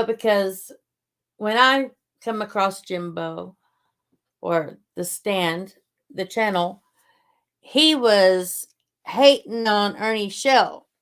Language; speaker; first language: English; native; English